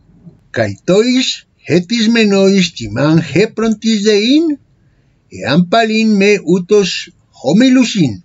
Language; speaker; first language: Greek; non-native, fluent; Spanish